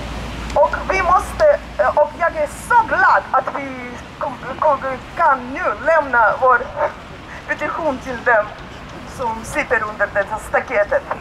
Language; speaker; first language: Swedish; non-native, learner; Russian